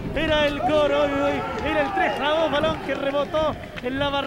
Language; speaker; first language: Spanish; native; Spanish